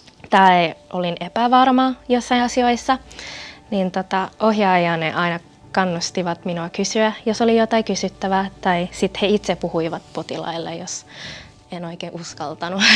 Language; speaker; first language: Finnish; non-native, fluent; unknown